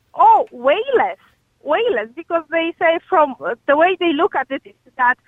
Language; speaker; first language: English; non-native, fluent; Polish